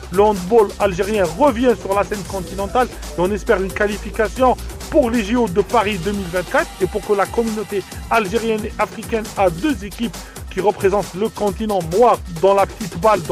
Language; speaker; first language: French; non-native, local second language; Arabic